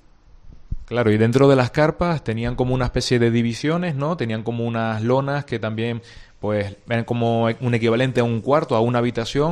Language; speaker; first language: Spanish; native; Spanish